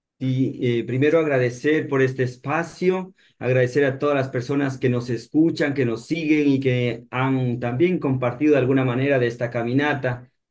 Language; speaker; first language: Spanish; native; Spanish